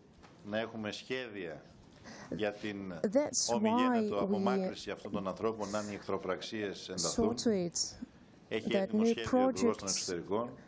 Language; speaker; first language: Greek; native; Greek